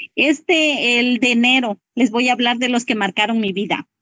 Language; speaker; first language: Spanish; native; Spanish